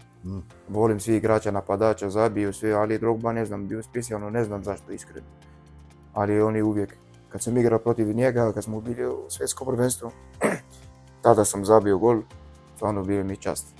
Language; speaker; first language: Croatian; non-native, learner; Arabic